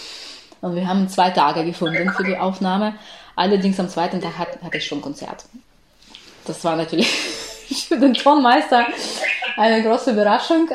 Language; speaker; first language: German; non-native, fluent; Ukrainian